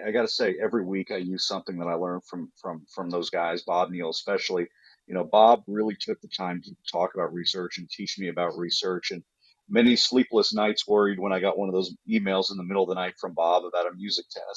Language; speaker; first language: English; native; English